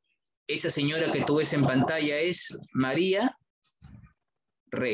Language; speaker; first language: Spanish; native; Spanish